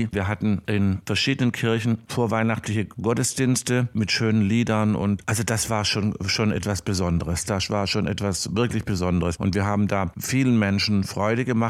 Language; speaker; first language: German; native; German